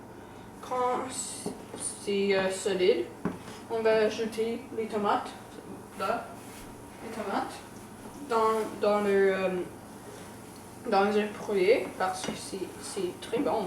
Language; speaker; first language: French; non-native, learner; English